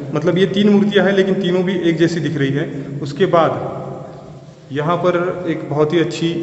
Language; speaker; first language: Hindi; non-native, local second language; Marathi